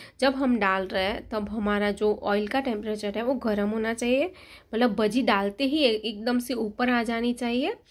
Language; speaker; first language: Hindi; non-native, local second language; Gujarati